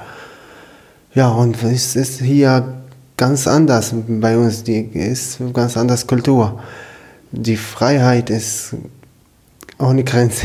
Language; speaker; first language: German; non-native, learner; Arabic